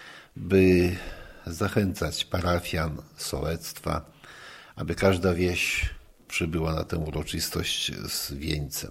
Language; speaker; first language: Polish; native; Polish